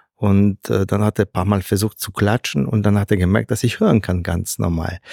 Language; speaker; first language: German; non-native, fluent; Polish